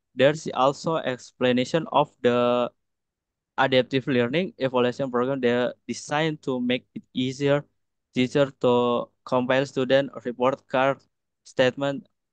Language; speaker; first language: English; non-native, learner; Indonesian